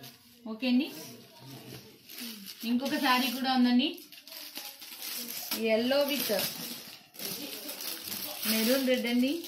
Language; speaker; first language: Telugu; native; Telugu